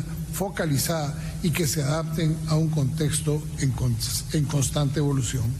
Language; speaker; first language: Spanish; native; Spanish